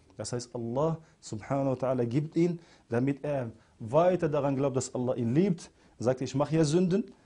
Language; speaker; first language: German; non-native, fluent; Arabic